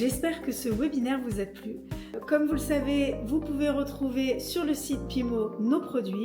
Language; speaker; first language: French; native; French